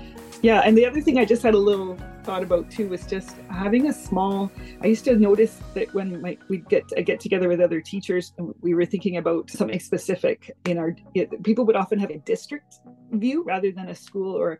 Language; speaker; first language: English; native; English